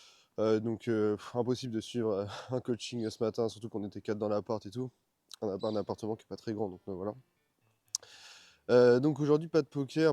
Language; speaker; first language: French; native; French